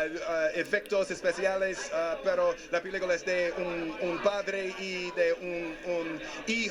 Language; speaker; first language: Spanish; non-native, learner; English